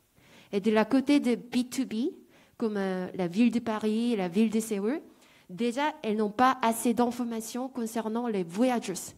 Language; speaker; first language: French; non-native, fluent; Korean